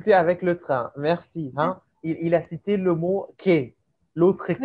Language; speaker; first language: French; native; French